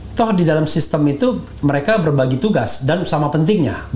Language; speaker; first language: Indonesian; native; Indonesian